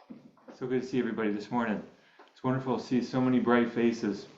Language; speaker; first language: English; native; English